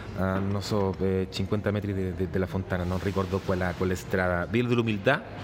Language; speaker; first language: Italian; non-native, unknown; Spanish